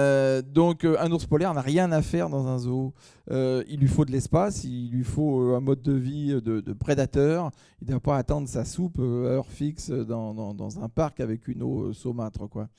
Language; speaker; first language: French; native; French